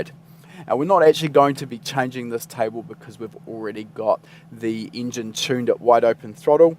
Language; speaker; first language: English; native; English